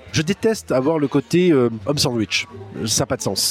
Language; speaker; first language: French; native; French